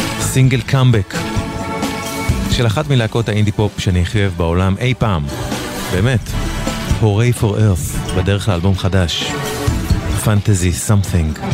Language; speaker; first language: Hebrew; native; Hebrew